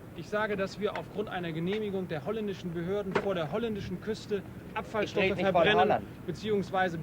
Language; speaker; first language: German; native; German